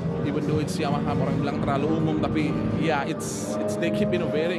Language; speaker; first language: English; non-native, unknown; Indonesian